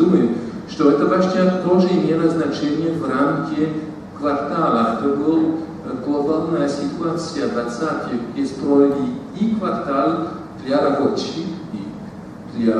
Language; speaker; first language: Russian; non-native, fluent; French